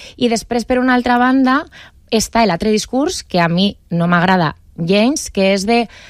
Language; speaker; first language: Catalan; native; Catalan